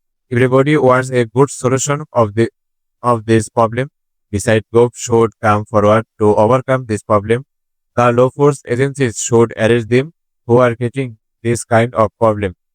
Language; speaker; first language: English; non-native, local second language; Bangla